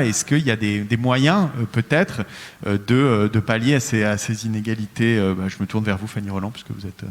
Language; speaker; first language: French; native; French